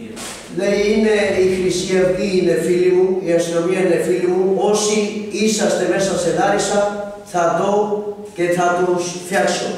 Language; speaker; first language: Greek; non-native, fluent; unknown